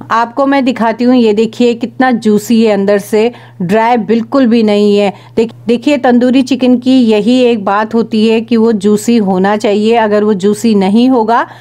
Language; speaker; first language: Hindi; native; Hindi